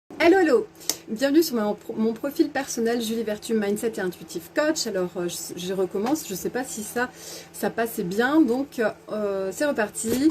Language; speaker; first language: French; native; French